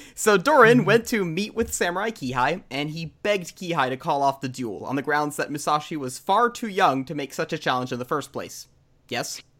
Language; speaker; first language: English; native; English